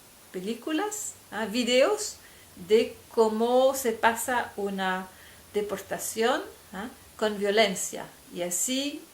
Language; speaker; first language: Spanish; non-native, fluent; French